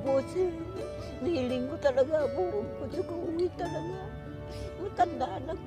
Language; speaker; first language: Filipino; non-native, learner; Vietnamese